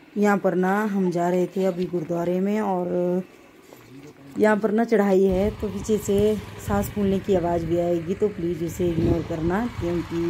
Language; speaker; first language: Hindi; native; Hindi